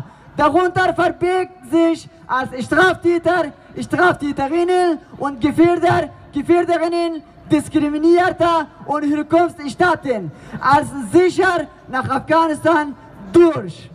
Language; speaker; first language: German; non-native, learner; Persian